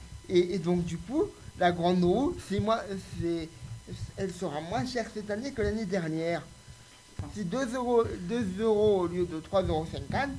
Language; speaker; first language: French; native; French